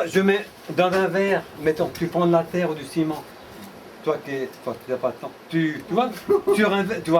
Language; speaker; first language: French; native; French